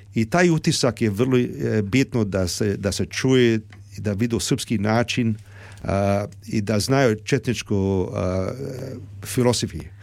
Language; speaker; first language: Serbian; early bilingual, heritage; Serbian